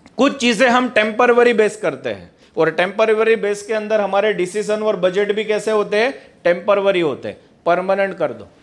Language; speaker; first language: Hindi; non-native, local second language; Gujarati